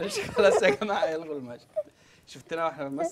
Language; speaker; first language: Arabic; native; Arabic